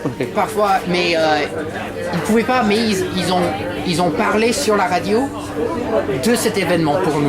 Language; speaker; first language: French; non-native, fluent; English